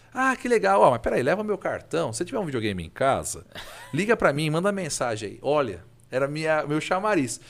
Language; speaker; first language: Portuguese; native; Portuguese